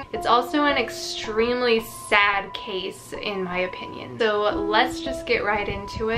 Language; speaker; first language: English; native; English